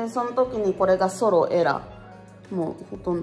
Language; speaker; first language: Japanese; native; Japanese